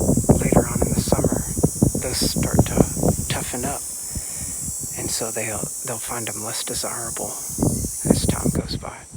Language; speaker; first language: English; native; English